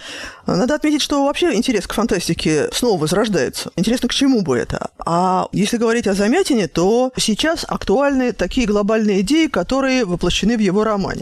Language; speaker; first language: Russian; native; Russian